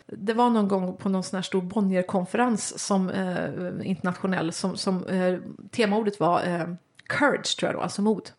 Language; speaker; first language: Swedish; native; Swedish